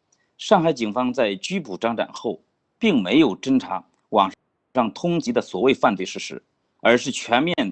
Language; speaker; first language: Chinese; native; Chinese